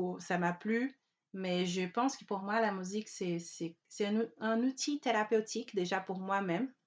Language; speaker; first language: French; non-native, fluent; Portuguese